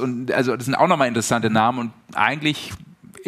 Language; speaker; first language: German; native; German